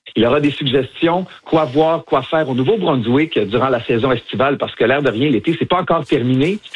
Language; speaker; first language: French; native; French